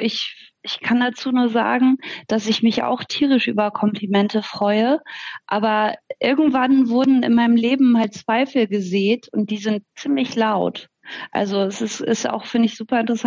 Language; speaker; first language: German; native; German